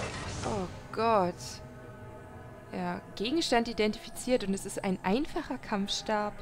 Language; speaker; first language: German; native; German